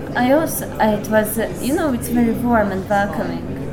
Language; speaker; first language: English; non-native, fluent; Hungarian